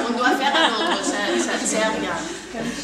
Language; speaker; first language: French; non-native, fluent; Spanish